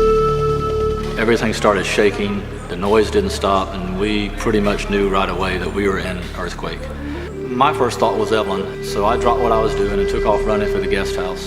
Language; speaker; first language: English; native; English